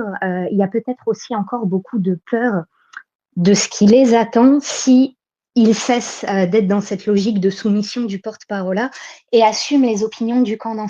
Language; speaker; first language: French; native; French